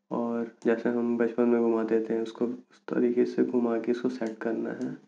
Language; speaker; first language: Hindi; native; Hindi